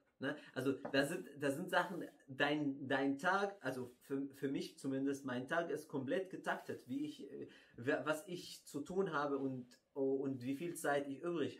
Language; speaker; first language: German; non-native, fluent; Arabic